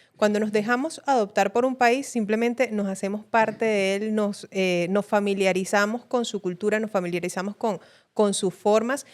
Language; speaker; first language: Spanish; native; Spanish